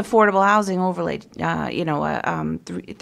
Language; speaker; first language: English; native; English